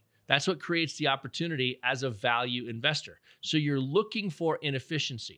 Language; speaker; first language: English; native; English